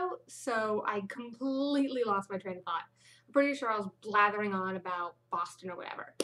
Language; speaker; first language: English; native; English